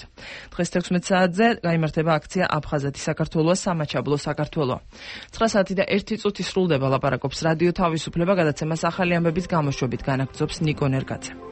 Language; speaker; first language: Georgian; native; Georgian